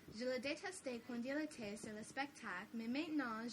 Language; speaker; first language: French; non-native, learner; English